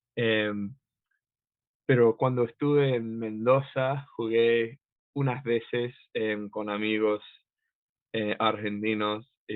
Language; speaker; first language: Spanish; non-native, fluent; English